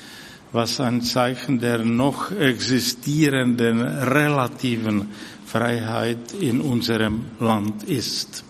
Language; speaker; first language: German; non-native, fluent; Czech